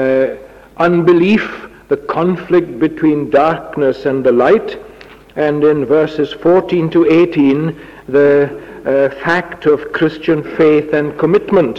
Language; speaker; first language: English; native; English